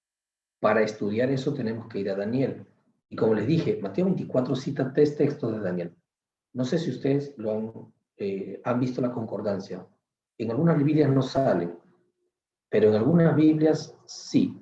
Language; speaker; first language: Spanish; native; Spanish